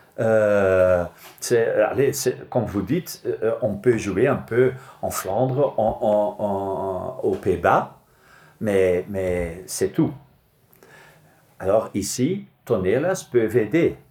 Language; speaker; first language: French; non-native, local second language; Dutch